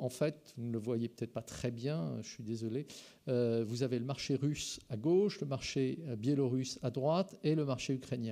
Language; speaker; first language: French; native; French